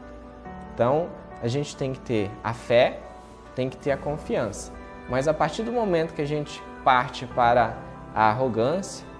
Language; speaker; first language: Portuguese; native; Portuguese